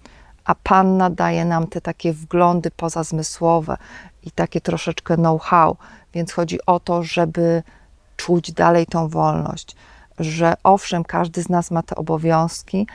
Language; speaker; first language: Polish; native; Polish